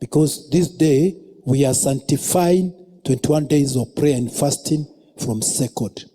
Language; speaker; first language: English; non-native, local second language; Swahili